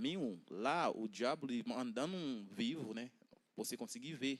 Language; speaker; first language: Portuguese; non-native, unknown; Haitian Creole